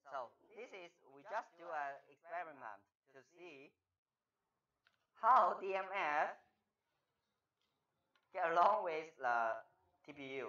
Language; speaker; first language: English; non-native, fluent; Chinese